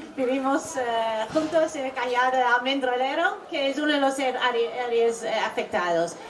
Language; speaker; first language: Spanish; non-native, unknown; English